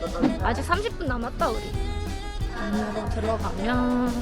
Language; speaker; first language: Korean; native; Korean